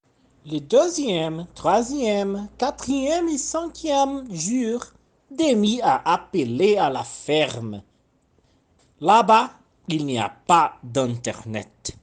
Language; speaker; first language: French; non-native, learner; Portuguese